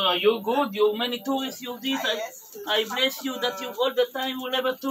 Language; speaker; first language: English; non-native, learner; Hebrew